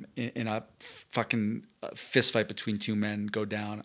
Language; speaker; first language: English; native; English